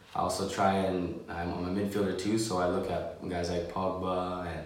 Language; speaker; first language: English; native; English